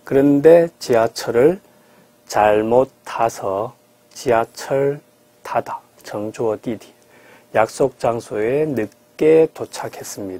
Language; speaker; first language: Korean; non-native, fluent; Chinese